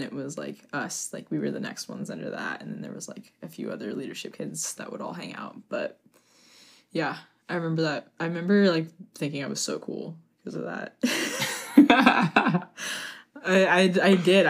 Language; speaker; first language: English; native; English